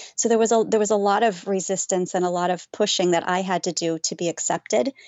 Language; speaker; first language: English; native; English